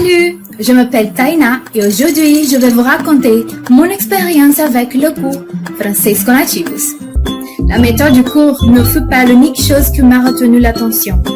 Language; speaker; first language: French; non-native, learner; Portuguese